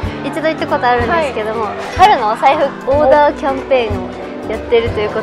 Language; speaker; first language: Japanese; native; Japanese